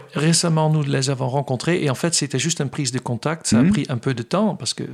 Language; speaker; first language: French; non-native, fluent; Dutch